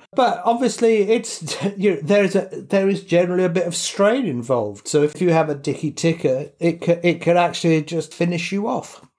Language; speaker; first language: English; native; English